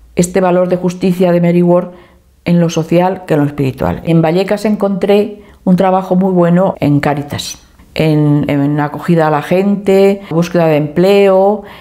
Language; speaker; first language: Spanish; native; Spanish